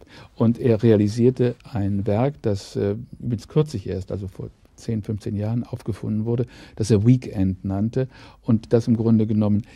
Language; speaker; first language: German; native; German